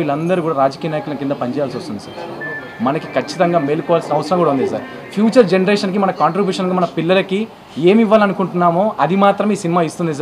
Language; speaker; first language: Telugu; native; Telugu